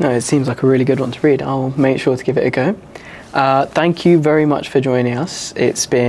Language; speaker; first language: English; native; English